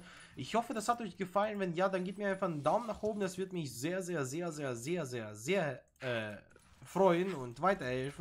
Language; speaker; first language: German; native; German